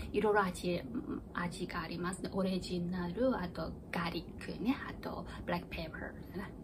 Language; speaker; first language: Japanese; non-native, fluent; Chinese